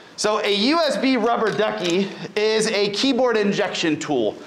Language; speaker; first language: English; native; English